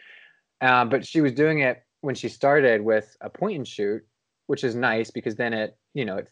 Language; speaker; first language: English; native; English